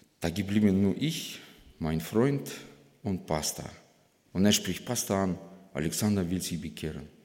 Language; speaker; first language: German; non-native, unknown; Russian